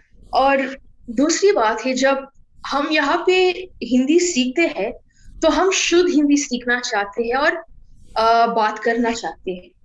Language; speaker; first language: Hindi; non-native, fluent; English